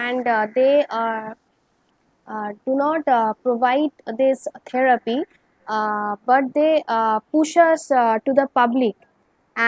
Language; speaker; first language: English; non-native, local second language; Bangla